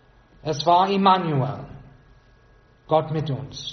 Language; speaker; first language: German; non-native, fluent; English